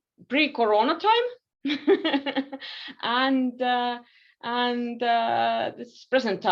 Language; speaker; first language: English; non-native, fluent; Estonian